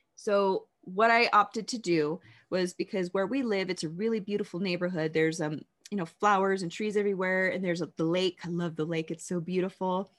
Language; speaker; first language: English; native; English